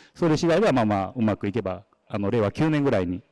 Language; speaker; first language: Japanese; native; Japanese